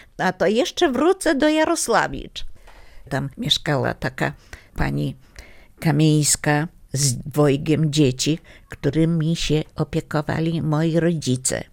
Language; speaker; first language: Polish; native; Polish